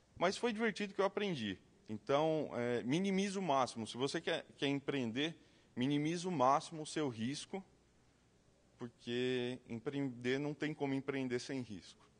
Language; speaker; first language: Portuguese; native; Portuguese